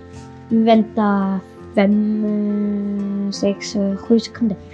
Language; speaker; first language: Swedish; non-native, fluent; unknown